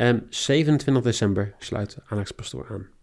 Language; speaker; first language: Dutch; native; Dutch